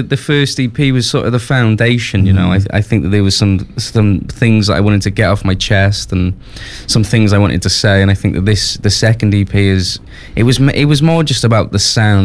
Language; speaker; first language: English; native; English